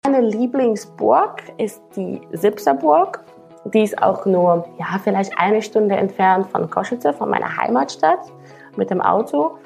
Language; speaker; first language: German; non-native, fluent; Slovak